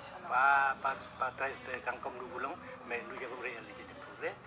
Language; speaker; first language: French; non-native, local second language; Vietnamese